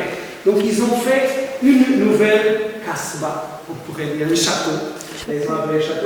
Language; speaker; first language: French; non-native, fluent; Portuguese